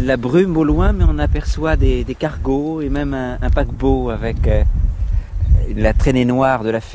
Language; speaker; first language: French; native; French